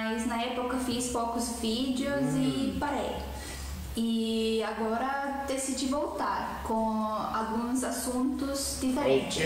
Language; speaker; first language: Portuguese; non-native, fluent; Estonian